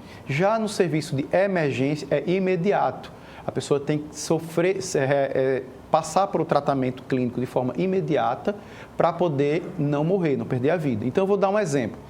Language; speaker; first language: Portuguese; native; Portuguese